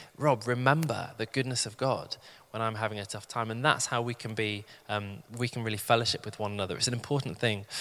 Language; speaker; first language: English; native; English